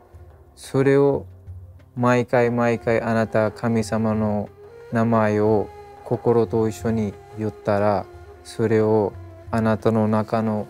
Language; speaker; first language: Japanese; non-native, learner; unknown